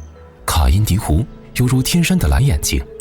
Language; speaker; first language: Chinese; native; Chinese